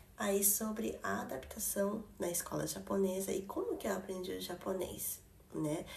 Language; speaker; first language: Portuguese; early bilingual, heritage; Portuguese